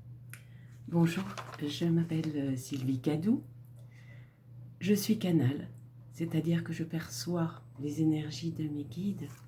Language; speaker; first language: French; native; French